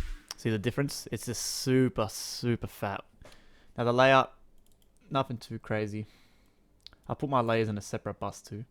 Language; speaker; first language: English; native; English